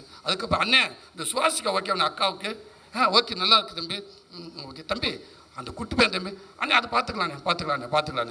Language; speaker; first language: Tamil; native; Tamil